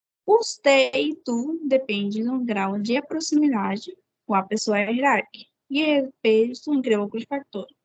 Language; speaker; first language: Portuguese; non-native, fluent; Spanish